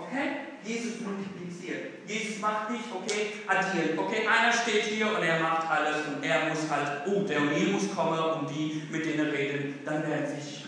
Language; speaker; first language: German; non-native, fluent; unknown